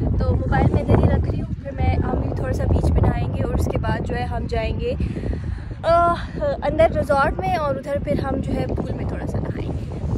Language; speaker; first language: Urdu; native; Urdu